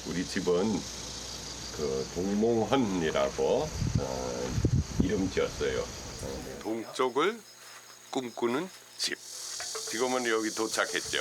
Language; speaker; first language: Korean; non-native, fluent; German